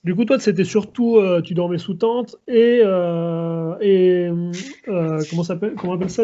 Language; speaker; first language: French; native; French